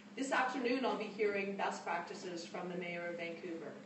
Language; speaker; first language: English; native; English